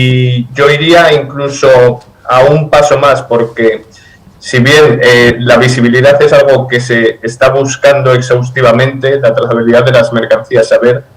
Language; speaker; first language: Spanish; native; Spanish